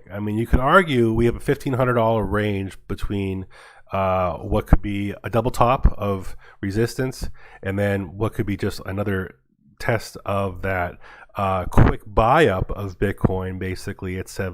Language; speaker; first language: English; native; English